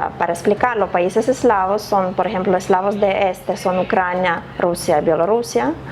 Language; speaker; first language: Spanish; non-native, fluent; Ukrainian